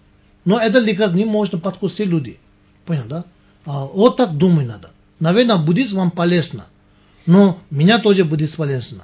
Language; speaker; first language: Russian; non-native, learner; Tibetan